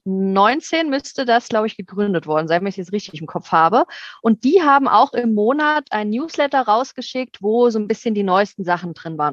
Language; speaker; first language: German; native; German